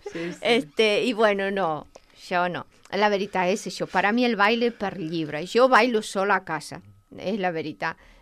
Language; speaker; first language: Catalan; non-native, local second language; Spanish